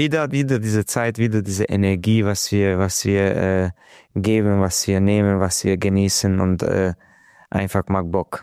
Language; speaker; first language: German; non-native, local second language; Hungarian